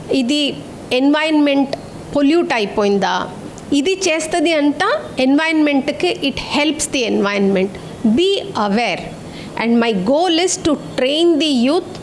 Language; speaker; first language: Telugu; non-native, learner; Tamil